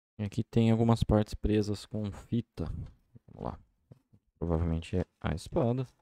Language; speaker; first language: Portuguese; native; Portuguese